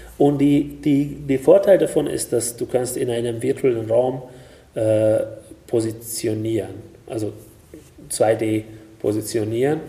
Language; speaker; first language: German; non-native, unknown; Hungarian